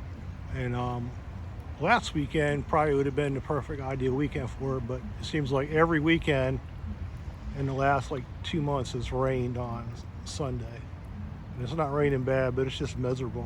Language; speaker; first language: English; native; English